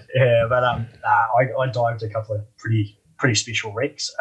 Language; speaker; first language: English; native; English